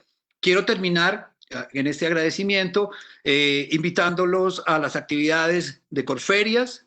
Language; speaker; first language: Spanish; native; Spanish